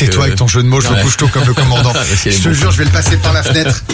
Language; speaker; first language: French; native; French